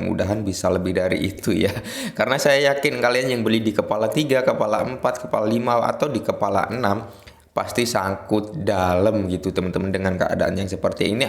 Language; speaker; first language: Indonesian; native; Indonesian